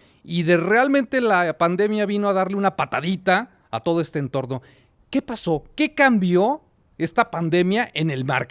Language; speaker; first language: Spanish; native; Spanish